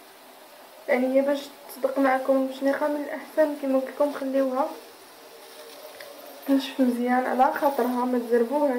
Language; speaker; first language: Arabic; native; Arabic